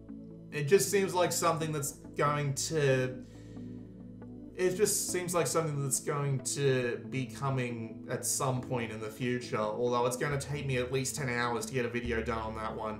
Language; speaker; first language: English; native; English